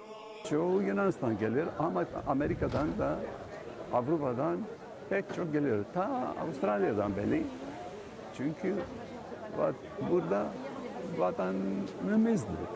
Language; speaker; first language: Turkish; non-native, local second language; Greek